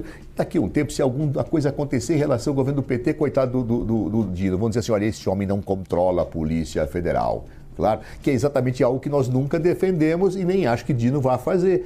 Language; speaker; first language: Portuguese; native; Portuguese